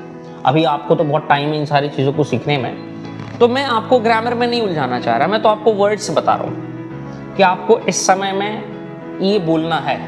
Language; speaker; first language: Hindi; native; Hindi